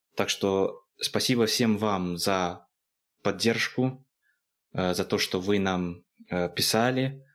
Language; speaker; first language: Russian; non-native, fluent; English